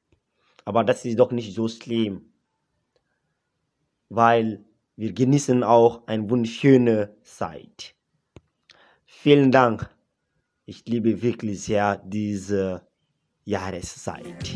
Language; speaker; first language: German; non-native, learner; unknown